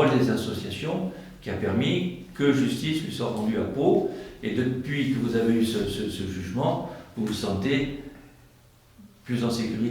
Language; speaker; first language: French; native; French